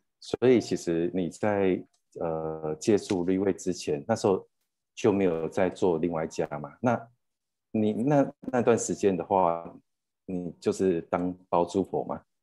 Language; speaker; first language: Chinese; native; Chinese